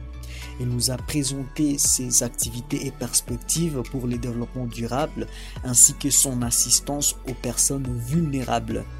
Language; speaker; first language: French; non-native, fluent; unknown